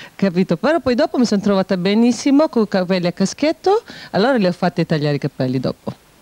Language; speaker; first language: Italian; non-native, fluent; Filipino